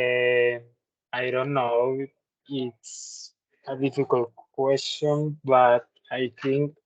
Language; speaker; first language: English; non-native, learner; Spanish